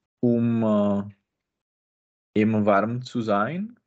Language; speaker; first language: German; non-native, learner; Czech